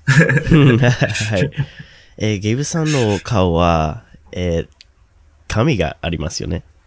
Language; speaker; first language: Japanese; non-native, learner; English